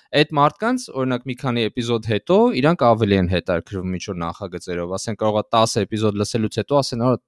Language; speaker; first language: Armenian; native; Armenian